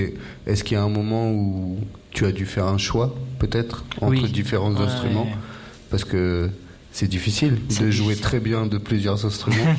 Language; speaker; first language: French; native; French